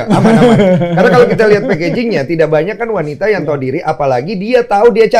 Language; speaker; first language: Indonesian; native; Indonesian